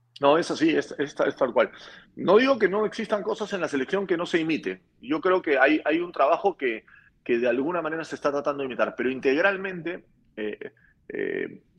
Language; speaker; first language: Spanish; native; Spanish